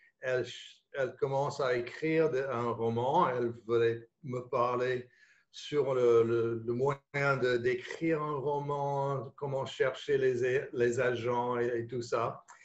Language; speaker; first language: French; non-native, fluent; English